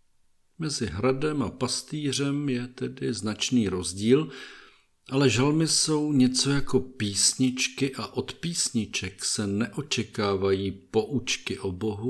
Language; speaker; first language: Czech; native; Czech